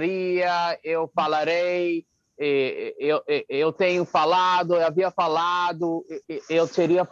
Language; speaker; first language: Portuguese; non-native, fluent; English